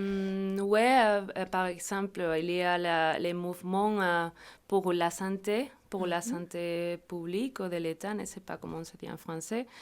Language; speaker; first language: French; non-native, fluent; Spanish